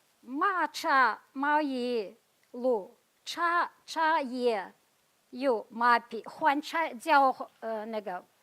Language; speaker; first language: Chinese; non-native, fluent; Kazakh